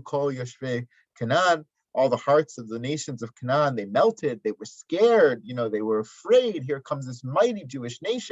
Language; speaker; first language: English; native; English